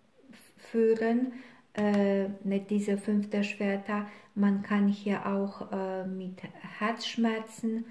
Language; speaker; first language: German; non-native, fluent; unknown